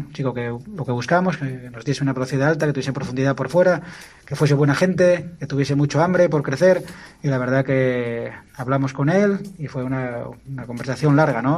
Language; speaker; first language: Spanish; native; Spanish